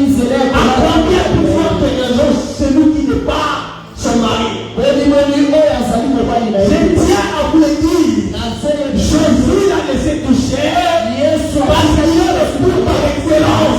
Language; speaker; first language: French; non-native, local second language; Lingala